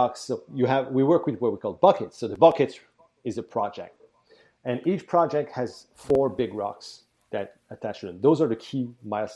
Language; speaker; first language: English; non-native, fluent; French